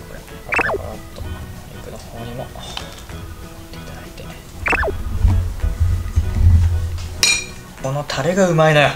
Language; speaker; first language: Japanese; native; Japanese